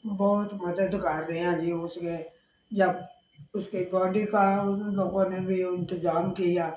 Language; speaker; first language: Urdu; non-native, local second language; Punjabi